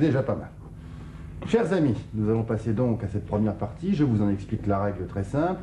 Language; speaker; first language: French; native; French